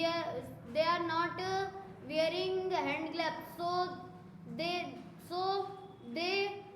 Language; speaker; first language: English; non-native, learner; Hindi